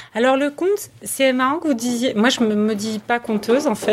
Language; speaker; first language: French; early bilingual, other home language; English